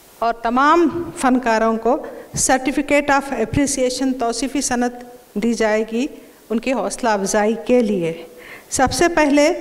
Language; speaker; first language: Urdu; native; Urdu